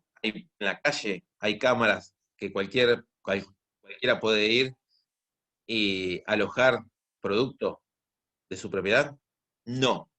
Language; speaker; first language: Spanish; native; Spanish